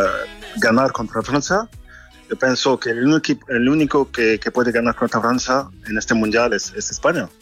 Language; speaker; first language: Spanish; non-native, fluent; French